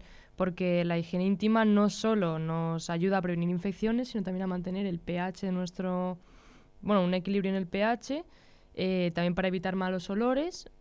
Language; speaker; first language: Spanish; native; Spanish